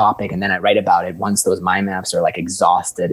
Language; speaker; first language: English; native; English